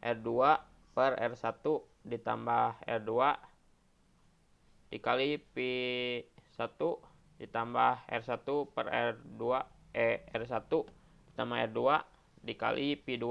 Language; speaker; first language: Indonesian; native; Indonesian